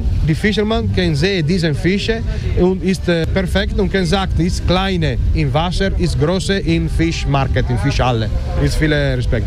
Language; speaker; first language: German; non-native, learner; Italian